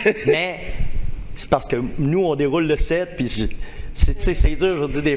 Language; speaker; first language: French; native; French